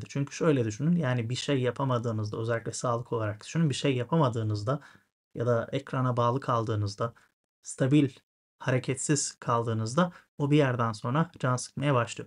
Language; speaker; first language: Turkish; native; Turkish